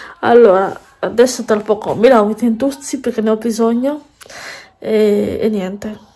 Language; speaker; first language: Italian; native; Italian